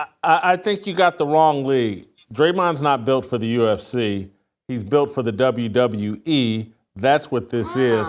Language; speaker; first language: English; native; English